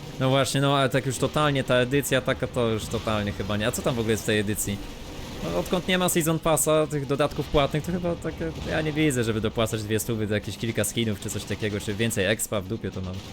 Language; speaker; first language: Polish; native; Polish